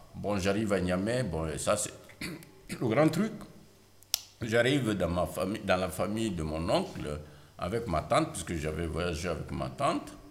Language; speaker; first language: French; non-native, local second language; Mandingo